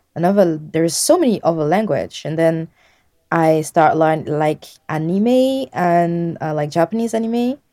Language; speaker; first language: English; non-native, fluent; French